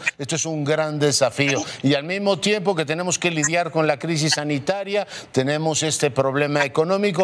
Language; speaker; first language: Spanish; native; Spanish